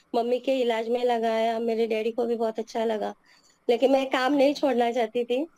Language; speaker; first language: Hindi; non-native, local second language; Telugu